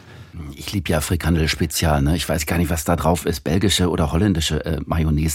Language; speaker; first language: German; native; German